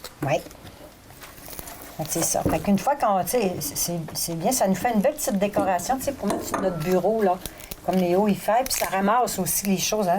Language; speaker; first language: French; native; French